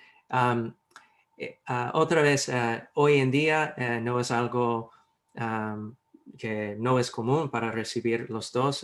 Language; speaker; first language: Spanish; non-native, fluent; English